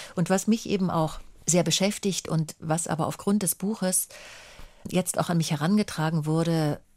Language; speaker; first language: German; native; German